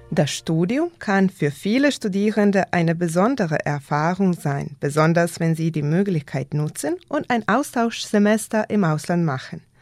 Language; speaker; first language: German; non-native, fluent; Serbian